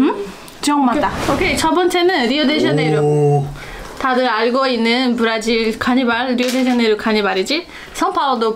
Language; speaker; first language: Korean; non-native, learner; Portuguese